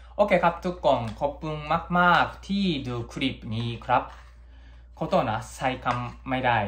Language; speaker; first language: Thai; non-native, learner; Japanese